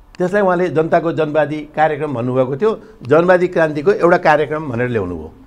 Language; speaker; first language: Nepali; native; Nepali